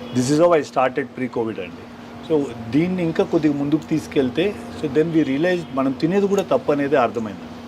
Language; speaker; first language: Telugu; native; Telugu